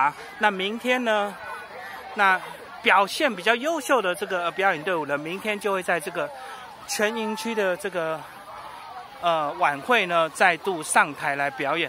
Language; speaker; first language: Chinese; native; Chinese